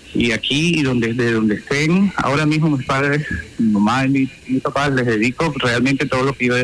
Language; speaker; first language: Spanish; native; Spanish